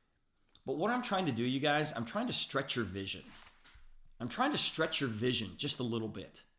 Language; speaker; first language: English; native; English